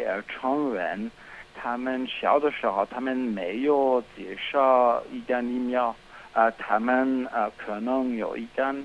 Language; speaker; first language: Chinese; non-native, fluent; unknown